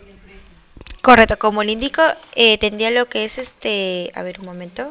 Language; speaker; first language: Spanish; native; Spanish